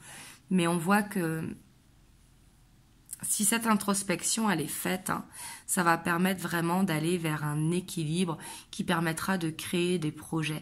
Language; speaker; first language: French; native; French